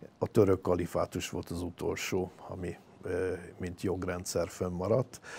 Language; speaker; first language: Hungarian; native; Hungarian